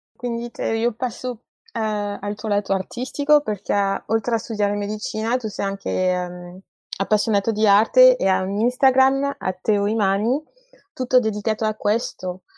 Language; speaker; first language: Italian; non-native, fluent; French